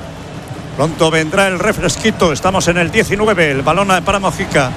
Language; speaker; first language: Spanish; native; Spanish